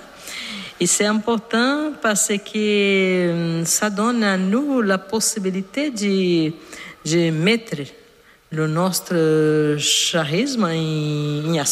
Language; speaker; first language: French; non-native, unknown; Portuguese